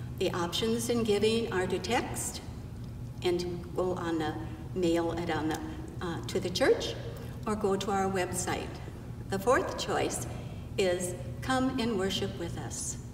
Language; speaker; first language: English; native; English